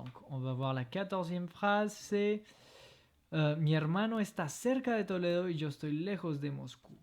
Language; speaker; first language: Spanish; non-native, fluent; French